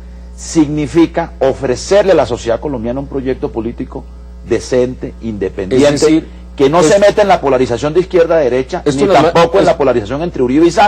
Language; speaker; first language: Spanish; native; Spanish